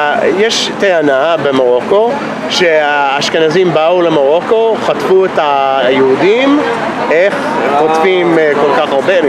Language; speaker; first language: Hebrew; non-native, fluent; English